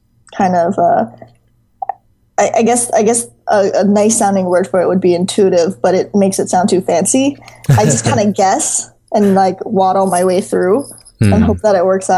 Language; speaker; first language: English; native; English